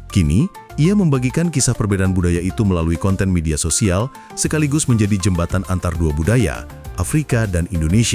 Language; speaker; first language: Indonesian; native; Indonesian